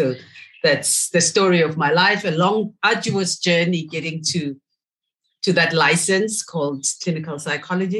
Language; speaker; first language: English; non-native, local second language; Zulu